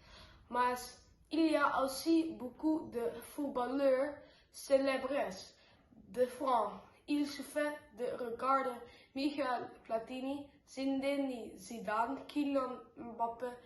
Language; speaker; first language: French; non-native, learner; Dutch